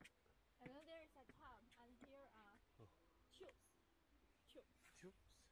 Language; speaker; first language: English; non-native, learner; Chinese